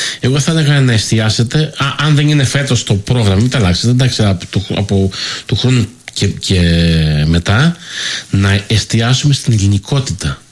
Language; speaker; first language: Greek; early bilingual, heritage; Greek